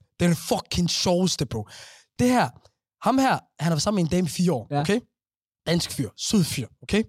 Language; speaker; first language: Danish; early bilingual, other home language; Somali